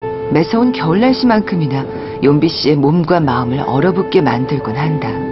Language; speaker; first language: Korean; native; Korean